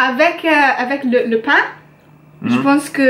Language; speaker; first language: French; non-native, learner; English